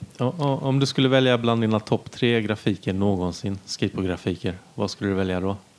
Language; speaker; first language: Swedish; native; Swedish